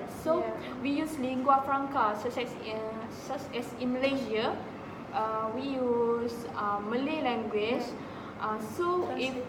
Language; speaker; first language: English; non-native, local second language; Malay